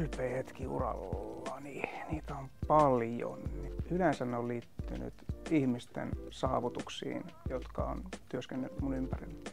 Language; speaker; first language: Finnish; native; Finnish